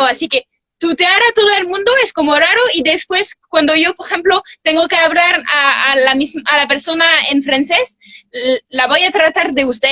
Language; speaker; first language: Spanish; non-native, fluent; French